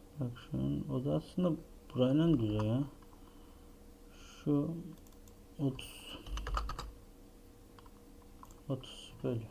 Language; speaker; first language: Turkish; native; Turkish